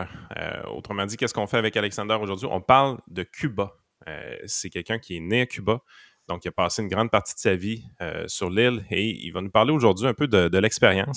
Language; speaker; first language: French; native; French